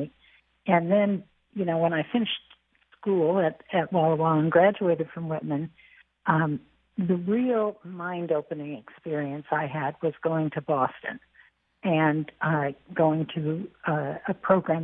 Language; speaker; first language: English; native; English